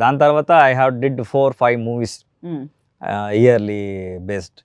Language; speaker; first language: Telugu; non-native, learner; Kannada